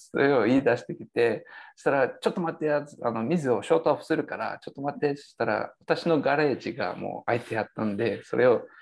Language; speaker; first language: Japanese; non-native, fluent; English